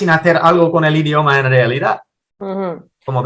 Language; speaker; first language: Spanish; non-native, fluent; Dutch